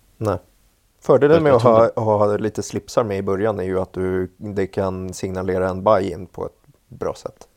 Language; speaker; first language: Swedish; native; Swedish